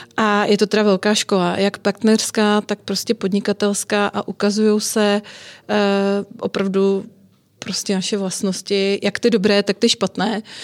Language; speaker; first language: Czech; native; Czech